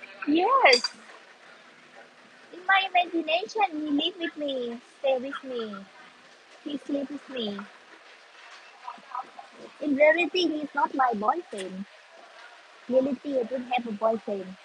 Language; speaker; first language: English; non-native, learner; Thai